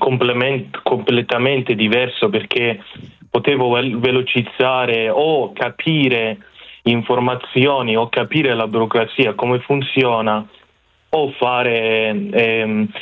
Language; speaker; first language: Italian; non-native, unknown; Persian